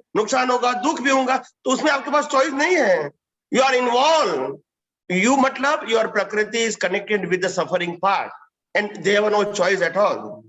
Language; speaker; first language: Hindi; non-native, local second language; Gujarati